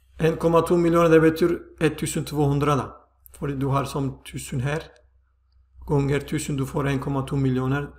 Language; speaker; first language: Swedish; non-native, fluent; Turkish